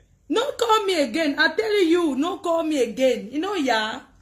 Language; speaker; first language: English; non-native, local second language; French